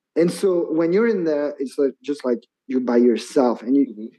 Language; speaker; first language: English; non-native, fluent; French